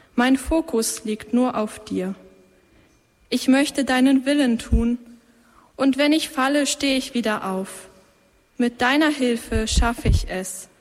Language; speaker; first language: German; native; German